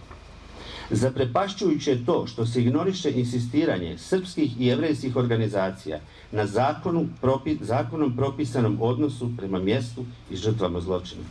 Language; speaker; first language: Croatian; native; Croatian